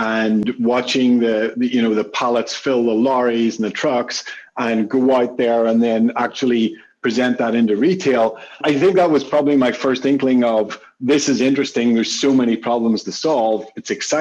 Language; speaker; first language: English; native; English